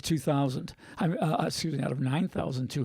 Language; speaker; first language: English; native; English